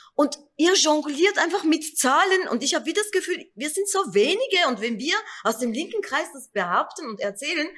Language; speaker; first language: German; early bilingual, other home language; Kurdish